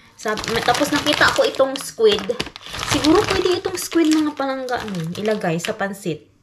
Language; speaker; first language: Filipino; non-native, local second language; Cebuano